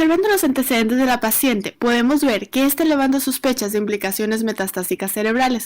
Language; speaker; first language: Spanish; native; Spanish